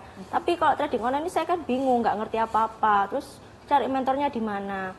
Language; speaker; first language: Indonesian; native; Indonesian